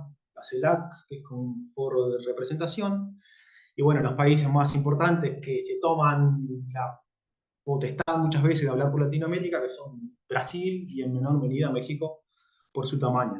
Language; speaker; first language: Spanish; native; Spanish